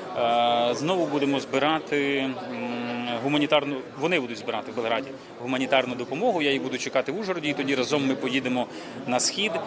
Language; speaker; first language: Ukrainian; native; Ukrainian